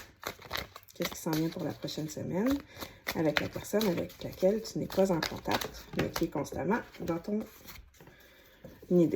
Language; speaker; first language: French; native; French